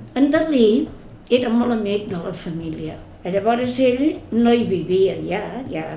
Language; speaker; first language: Catalan; native; Catalan